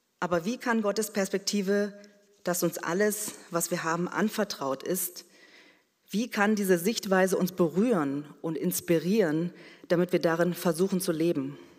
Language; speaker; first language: German; early bilingual, other home language; Korean